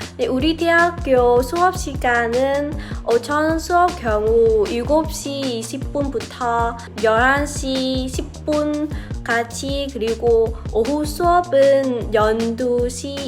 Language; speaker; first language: Korean; non-native, fluent; Vietnamese